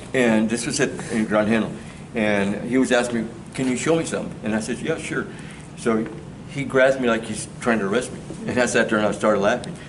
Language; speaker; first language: English; early bilingual, other home language; Spanish